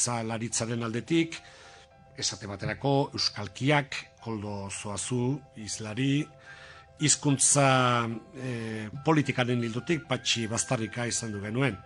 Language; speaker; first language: Basque; native; Basque